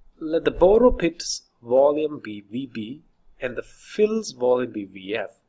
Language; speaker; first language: English; non-native, local second language; Malayalam